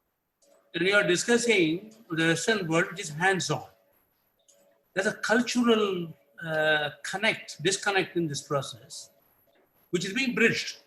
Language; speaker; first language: English; non-native, local second language; Tamil